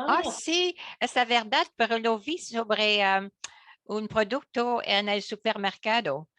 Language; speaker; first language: Spanish; non-native, learner; French